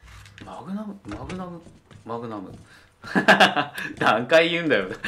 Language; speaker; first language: Japanese; native; Japanese